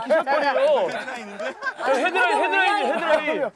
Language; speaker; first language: Korean; native; Korean